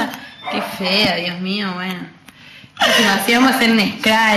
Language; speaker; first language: Spanish; native; Spanish